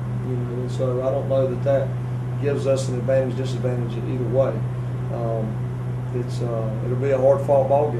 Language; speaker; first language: English; native; English